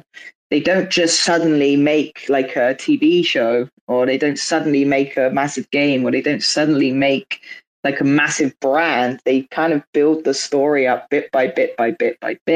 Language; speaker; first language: English; native; English